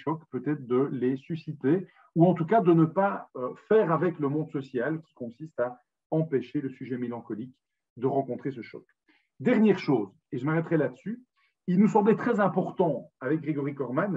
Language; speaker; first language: French; native; French